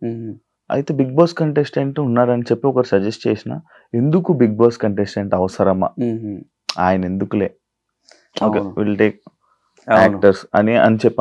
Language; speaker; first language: Telugu; native; Telugu